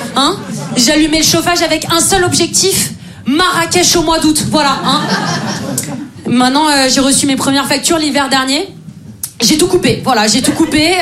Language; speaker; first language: French; native; French